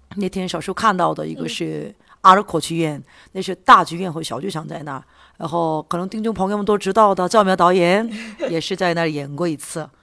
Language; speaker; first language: Chinese; non-native, fluent; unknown